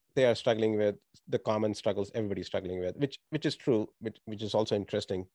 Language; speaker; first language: English; non-native, local second language; Tamil